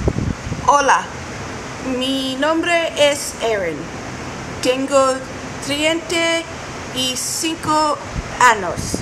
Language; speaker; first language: Spanish; non-native, learner; English